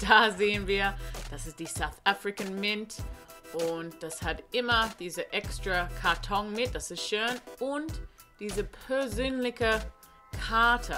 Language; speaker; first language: German; non-native, learner; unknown